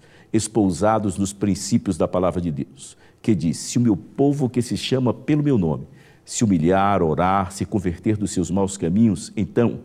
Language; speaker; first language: Portuguese; native; Portuguese